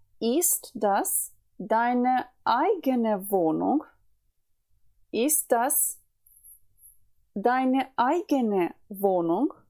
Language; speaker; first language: German; non-native, fluent; Ukrainian